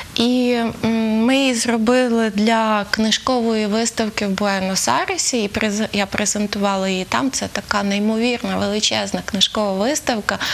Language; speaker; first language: Ukrainian; native; Ukrainian